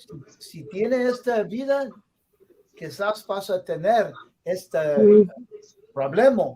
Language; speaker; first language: Spanish; non-native, learner; English